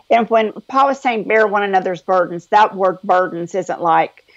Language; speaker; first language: English; native; English